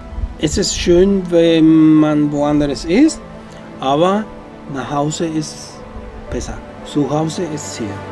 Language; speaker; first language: German; non-native, fluent; Spanish